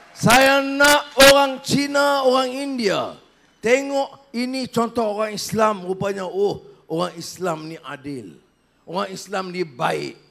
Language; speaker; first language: Malay; native; Malay